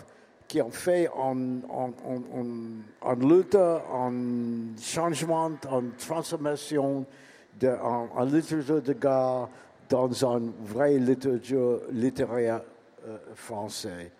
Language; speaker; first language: French; non-native, learner; English